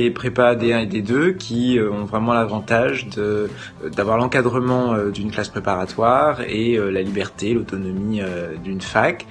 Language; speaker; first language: French; native; French